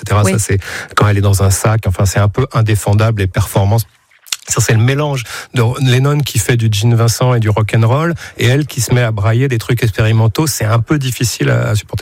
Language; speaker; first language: French; native; French